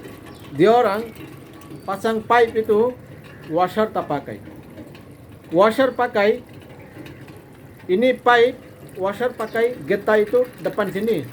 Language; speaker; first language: Indonesian; non-native, fluent; Bangla